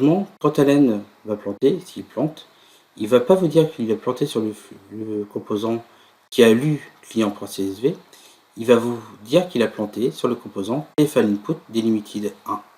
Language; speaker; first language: French; native; French